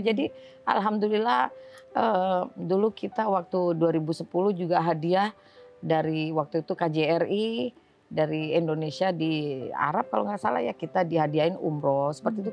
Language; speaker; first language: Indonesian; early bilingual, other home language; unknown